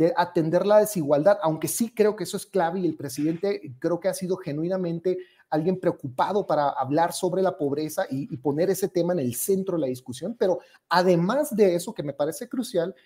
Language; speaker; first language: Spanish; native; Spanish